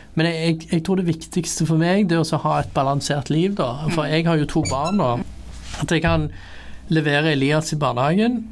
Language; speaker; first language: Norwegian; early bilingual, other home language; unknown